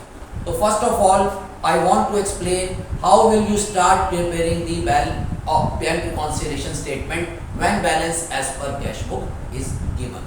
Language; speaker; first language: English; non-native, local second language; Hindi